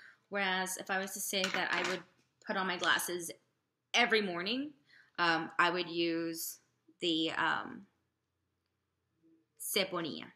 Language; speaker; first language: English; native; English